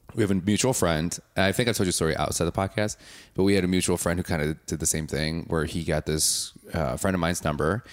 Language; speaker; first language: English; native; English